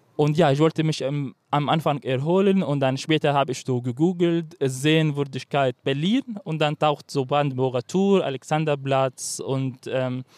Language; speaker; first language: German; non-native, fluent; Arabic